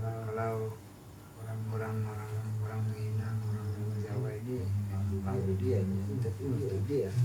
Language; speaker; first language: Indonesian; non-native, local second language; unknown